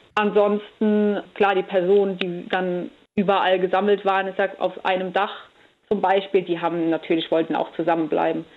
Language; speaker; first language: German; native; German